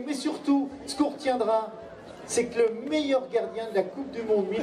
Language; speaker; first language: French; native; French